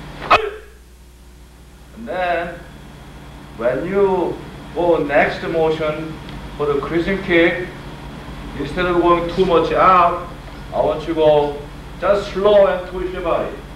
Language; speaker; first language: English; non-native, fluent; Korean